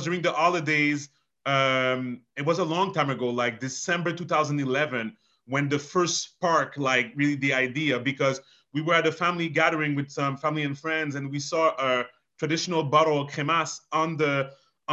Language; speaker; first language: English; non-native, fluent; French